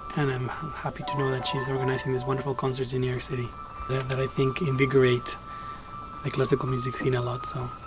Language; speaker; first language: English; non-native, fluent; Spanish